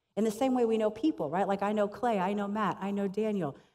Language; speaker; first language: English; native; English